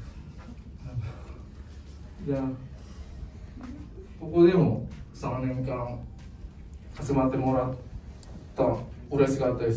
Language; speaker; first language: Japanese; non-native, fluent; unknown